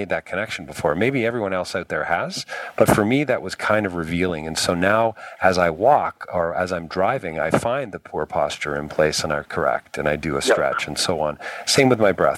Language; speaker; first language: English; native; English